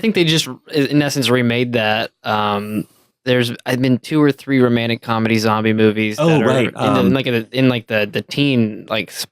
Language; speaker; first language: English; native; English